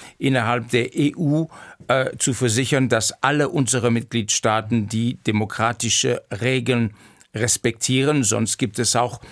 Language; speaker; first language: German; non-native, fluent; Greek